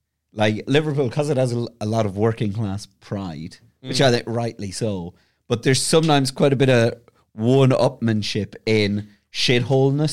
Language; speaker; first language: English; native; English